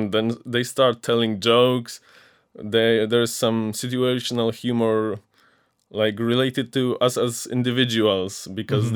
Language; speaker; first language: English; non-native, fluent; Polish